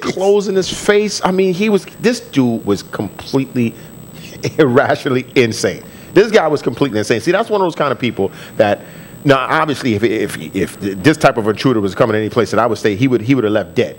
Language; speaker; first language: English; native; English